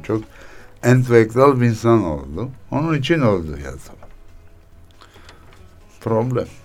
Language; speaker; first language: Turkish; non-native, learner; Armenian